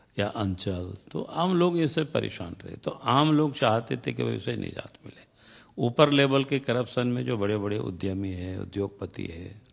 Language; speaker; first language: Hindi; non-native, local second language; Santali